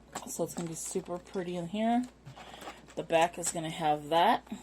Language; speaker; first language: English; native; English